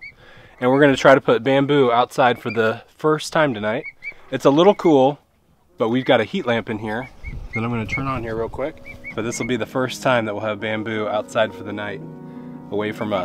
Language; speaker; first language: English; native; English